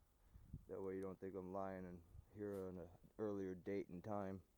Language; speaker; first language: English; native; English